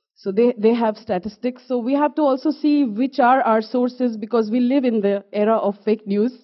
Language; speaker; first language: English; non-native, local second language; Kashmiri